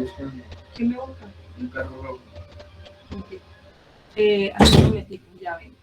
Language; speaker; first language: Spanish; native; Spanish